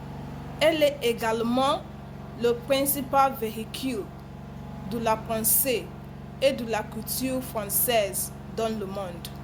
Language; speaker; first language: French; non-native, learner; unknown